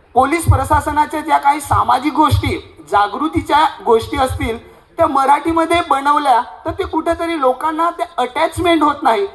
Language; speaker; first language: Marathi; non-native, local second language; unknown